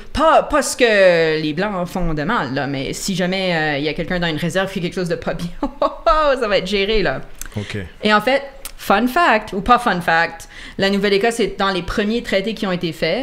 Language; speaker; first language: French; native; French